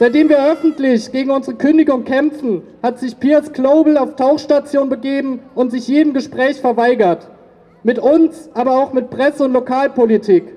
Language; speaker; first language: German; native; German